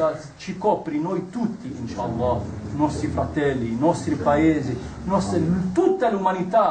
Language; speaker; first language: Italian; non-native, fluent; Arabic